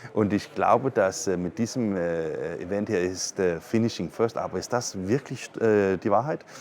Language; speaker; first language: German; non-native, learner; Danish